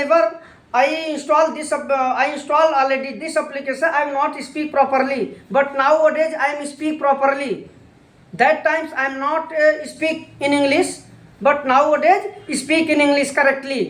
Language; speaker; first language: English; non-native, learner; Hindi